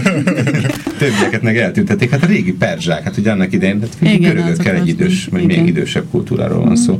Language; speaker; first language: Hungarian; native; Hungarian